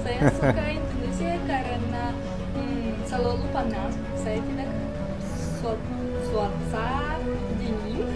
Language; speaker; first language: Indonesian; non-native, learner; Russian